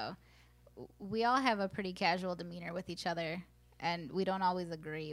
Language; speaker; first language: English; early bilingual, other home language; Spanish